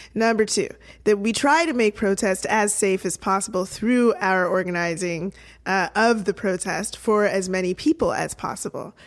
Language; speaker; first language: English; native; English